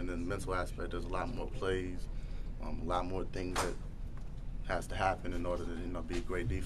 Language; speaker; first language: English; native; English